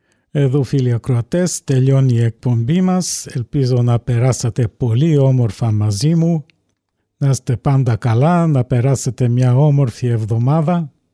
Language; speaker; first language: Greek; native; Greek